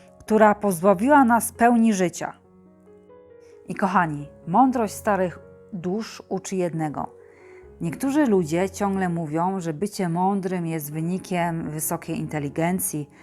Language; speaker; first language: Polish; native; Polish